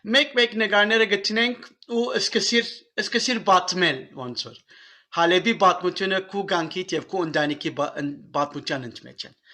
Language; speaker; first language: Armenian; native; Armenian